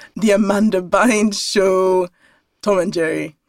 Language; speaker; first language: English; non-native, local second language; Yoruba